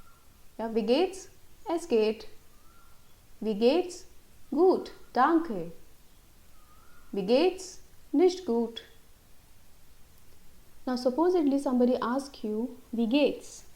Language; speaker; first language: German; non-native, fluent; Hindi